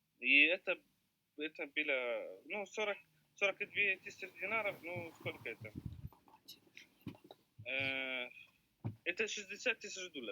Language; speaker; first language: Russian; non-native, learner; Arabic